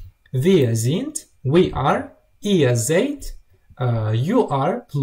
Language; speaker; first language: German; non-native, learner; Russian